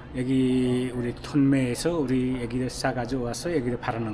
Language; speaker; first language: Korean; non-native, learner; Nepali